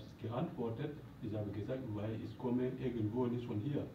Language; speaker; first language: German; non-native, learner; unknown